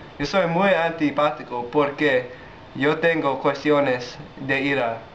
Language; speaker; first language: Spanish; non-native, learner; English